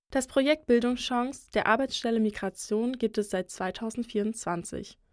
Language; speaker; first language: German; native; German